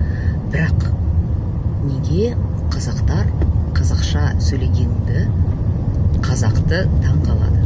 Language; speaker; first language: Kazakh; non-native, local second language; Russian